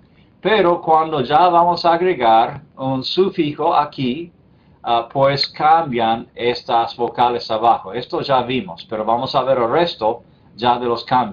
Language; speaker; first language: Spanish; non-native, fluent; English